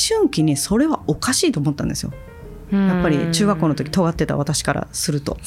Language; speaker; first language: Japanese; native; Japanese